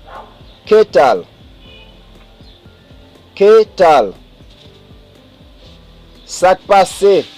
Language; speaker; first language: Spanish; non-native, fluent; Haitian Creole